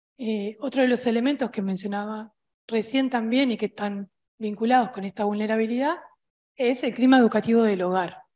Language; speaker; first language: Spanish; native; Spanish